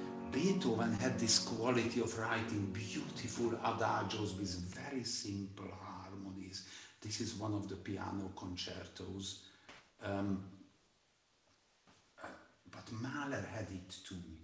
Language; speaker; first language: English; non-native, fluent; Hungarian